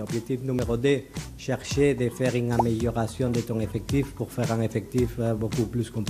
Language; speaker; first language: French; native; French